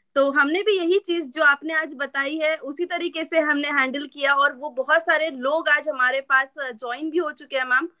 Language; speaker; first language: Hindi; non-native, local second language; Marathi